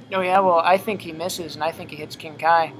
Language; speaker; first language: English; native; English